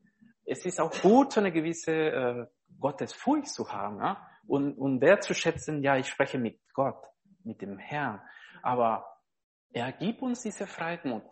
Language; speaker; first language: German; non-native, fluent; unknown